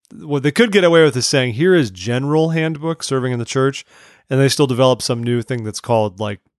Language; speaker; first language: English; native; English